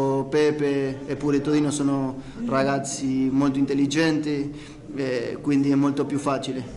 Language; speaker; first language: Italian; non-native, fluent; Spanish